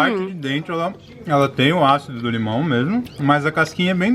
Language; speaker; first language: Portuguese; native; Portuguese